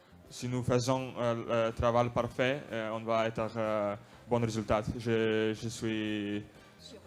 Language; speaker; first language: French; non-native, learner; Russian